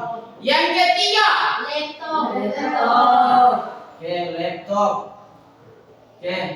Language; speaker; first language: Indonesian; native; Indonesian